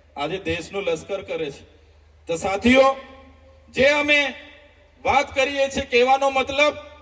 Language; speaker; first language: Gujarati; non-native, local second language; Vasavi